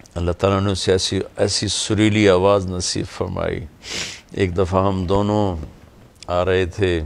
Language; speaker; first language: Urdu; non-native, local second language; Punjabi